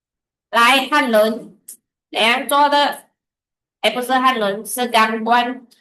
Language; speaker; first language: Chinese; early bilingual, heritage; Chinese